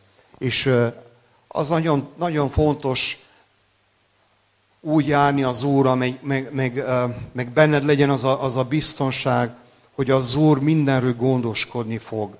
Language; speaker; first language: Hungarian; non-native, local second language; Serbian